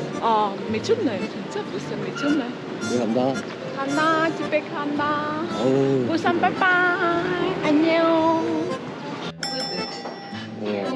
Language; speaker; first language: Korean; non-native, learner; Vietnamese